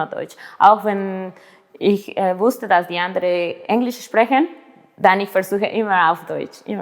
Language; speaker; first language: German; non-native, learner; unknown